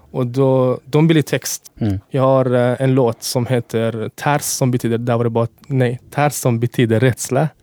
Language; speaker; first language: Swedish; non-native, fluent; Persian